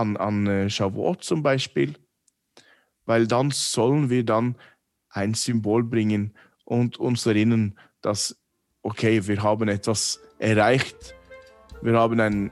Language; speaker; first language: German; non-native, fluent; English